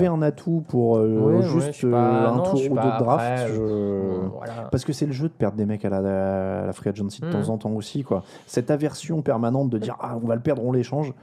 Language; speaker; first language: French; native; French